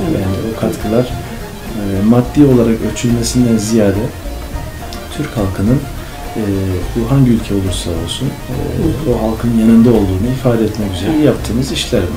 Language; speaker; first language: Turkish; native; Turkish